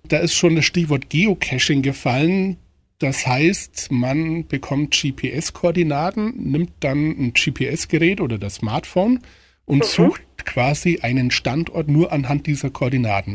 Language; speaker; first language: German; native; German